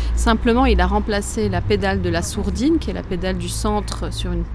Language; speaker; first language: French; native; French